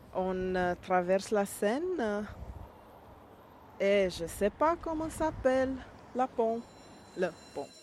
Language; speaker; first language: French; non-native, learner; Hungarian